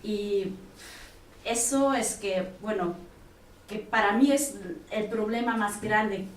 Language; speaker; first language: Spanish; non-native, fluent; German